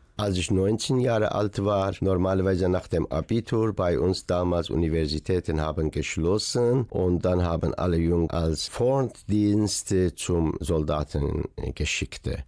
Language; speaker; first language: German; non-native, learner; Persian